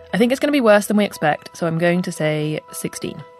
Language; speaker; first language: English; native; English